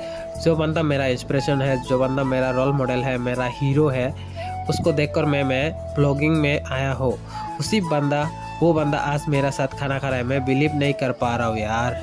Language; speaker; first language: Hindi; non-native, local second language; Assamese